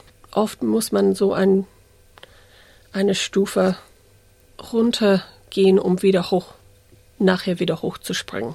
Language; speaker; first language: German; non-native, fluent; English